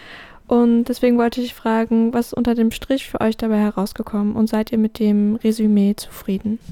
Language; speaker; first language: German; native; German